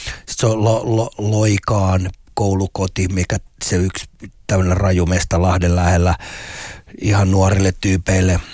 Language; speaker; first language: Finnish; native; Finnish